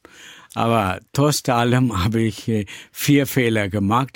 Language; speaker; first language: German; non-native, learner; Tamil